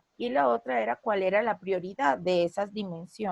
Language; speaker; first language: Spanish; native; Spanish